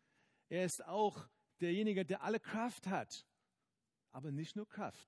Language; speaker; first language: German; non-native, fluent; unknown